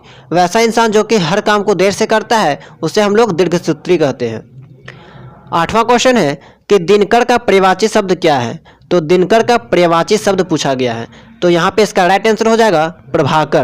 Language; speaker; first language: Hindi; native; Hindi